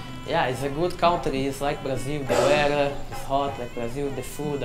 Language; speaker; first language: English; non-native, learner; Portuguese